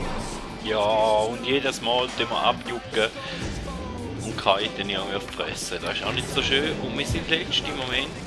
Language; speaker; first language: German; native; German